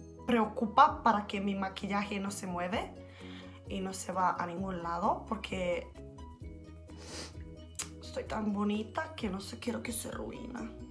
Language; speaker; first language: Spanish; non-native, learner; Bosnian